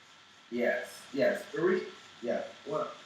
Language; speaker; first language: English; non-native, learner; Portuguese